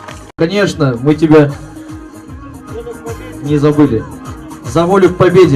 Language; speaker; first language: Russian; native; Russian